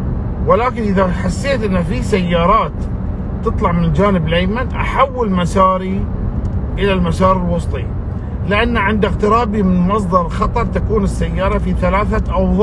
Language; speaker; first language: Arabic; native; Arabic